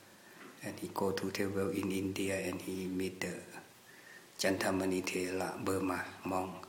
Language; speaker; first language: English; non-native, learner; Thai